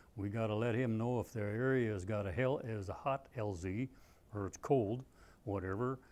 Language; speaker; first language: English; native; English